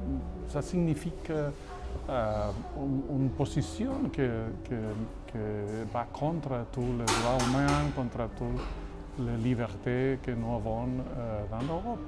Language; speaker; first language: French; non-native, fluent; Catalan